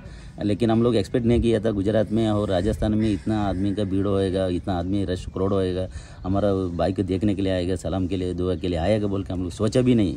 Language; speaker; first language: Hindi; non-native, local second language; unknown